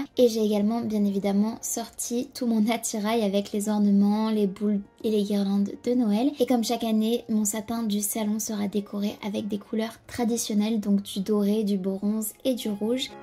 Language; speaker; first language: French; native; French